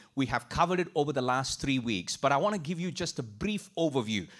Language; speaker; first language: English; non-native, local second language; Tamil